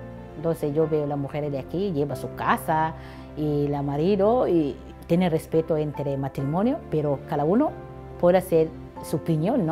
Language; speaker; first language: Spanish; non-native, learner; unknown